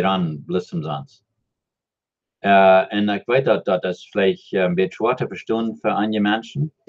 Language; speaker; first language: German; non-native, learner; Dutch